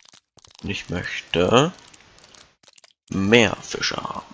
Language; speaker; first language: German; native; German